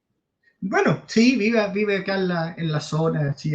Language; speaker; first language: Spanish; native; Spanish